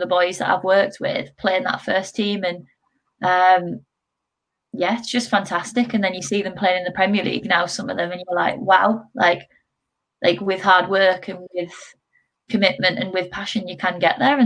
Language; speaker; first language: English; native; English